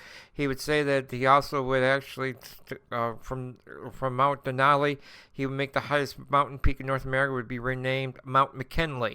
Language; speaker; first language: English; native; English